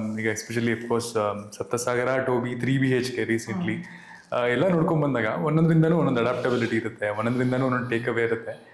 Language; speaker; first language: Kannada; native; Kannada